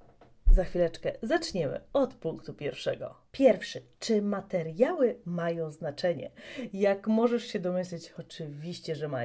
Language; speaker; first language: Polish; native; Polish